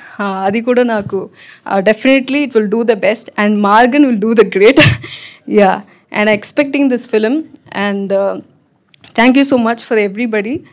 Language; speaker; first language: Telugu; non-native, learner; Tamil